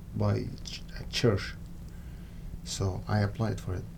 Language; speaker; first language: English; non-native, fluent; Arabic